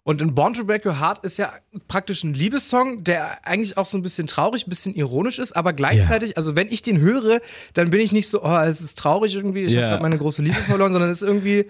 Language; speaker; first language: German; native; German